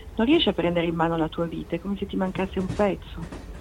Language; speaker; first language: Italian; native; Italian